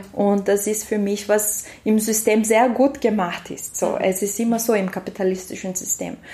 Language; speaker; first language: German; non-native, learner; Portuguese